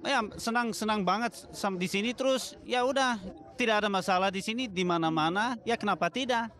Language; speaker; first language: Indonesian; non-native, fluent; Dutch